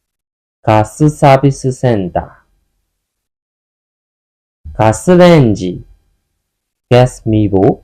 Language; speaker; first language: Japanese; non-native, fluent; Burmese